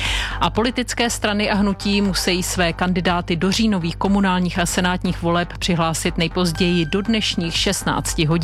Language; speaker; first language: Czech; native; Czech